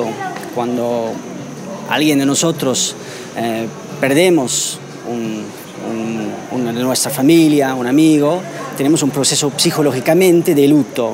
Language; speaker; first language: Spanish; non-native, learner; Dutch